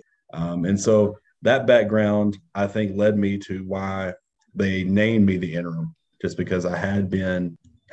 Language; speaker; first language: English; native; English